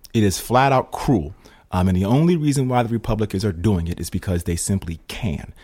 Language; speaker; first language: English; native; English